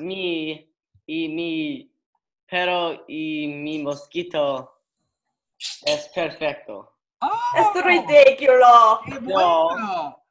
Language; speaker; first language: Spanish; non-native, learner; English